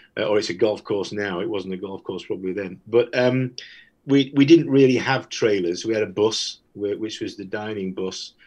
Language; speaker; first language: English; native; English